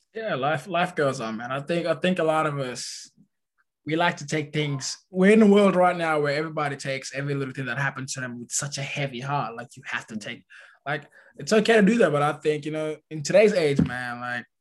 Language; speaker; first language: English; early bilingual, other home language; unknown